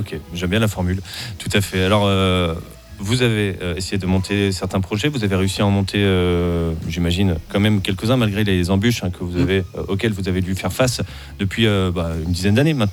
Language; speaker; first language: French; native; French